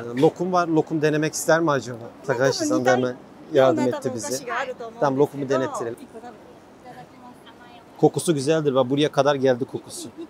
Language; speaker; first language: Turkish; native; Turkish